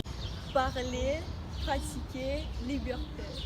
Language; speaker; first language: French; non-native, learner; Russian